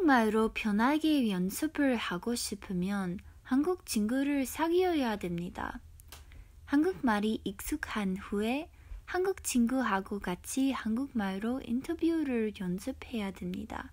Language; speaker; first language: Korean; non-native, learner; English